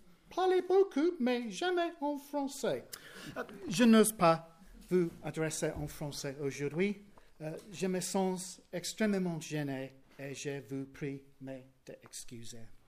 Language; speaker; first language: French; non-native, learner; English